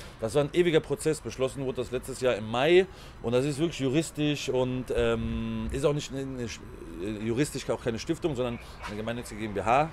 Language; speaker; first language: German; native; German